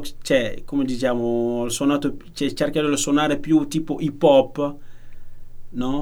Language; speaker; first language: Italian; non-native, learner; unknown